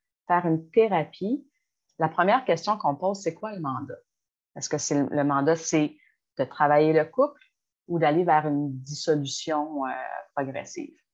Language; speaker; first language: French; native; French